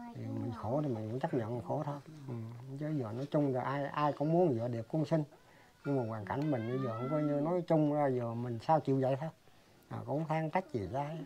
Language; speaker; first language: Vietnamese; native; Vietnamese